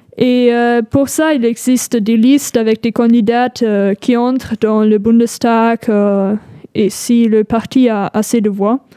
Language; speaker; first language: French; non-native, fluent; German